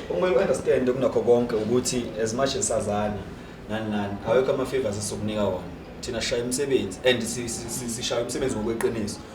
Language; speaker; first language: Zulu; native; Zulu